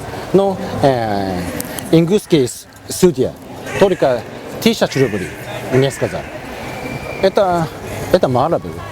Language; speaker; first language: Russian; non-native, learner; Japanese